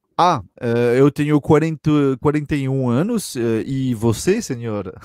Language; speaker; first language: Portuguese; non-native, fluent; French